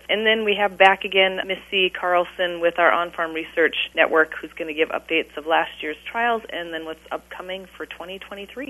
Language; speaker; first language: English; native; English